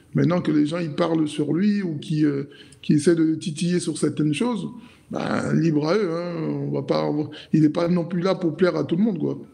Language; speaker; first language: French; native; French